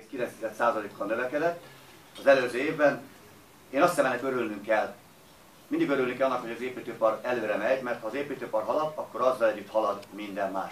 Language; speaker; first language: Hungarian; native; Hungarian